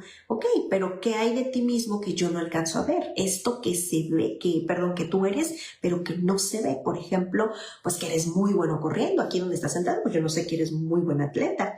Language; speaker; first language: Spanish; native; Spanish